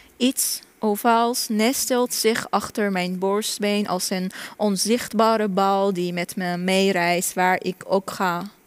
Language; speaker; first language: Dutch; non-native, fluent; Persian